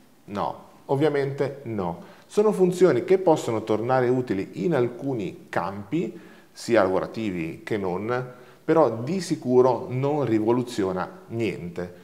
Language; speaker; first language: Italian; native; Italian